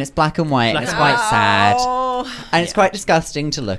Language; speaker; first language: English; native; English